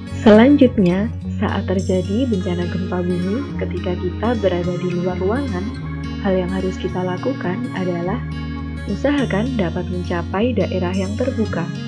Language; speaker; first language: Indonesian; native; Indonesian